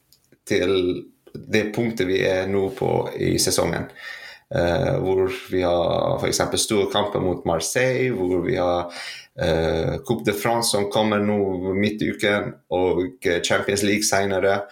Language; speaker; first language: Norwegian; non-native, fluent; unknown